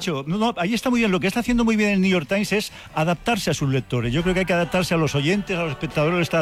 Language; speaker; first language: Spanish; native; Spanish